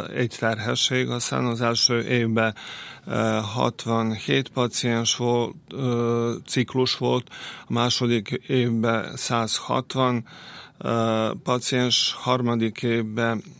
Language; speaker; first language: Hungarian; non-native, local second language; Serbian